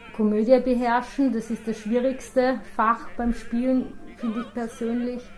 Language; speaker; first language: German; native; German